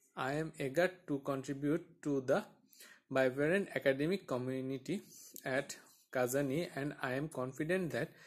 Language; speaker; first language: English; non-native, local second language; Bangla